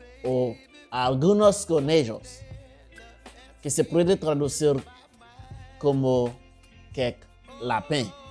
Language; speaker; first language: Spanish; non-native, local second language; Haitian Creole